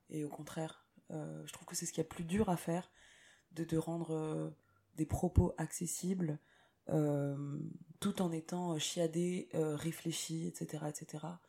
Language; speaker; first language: French; native; French